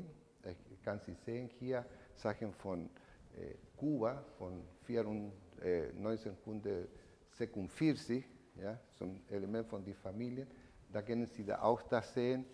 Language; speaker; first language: German; non-native, learner; Spanish